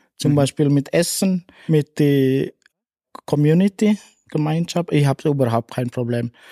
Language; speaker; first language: German; non-native, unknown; Indonesian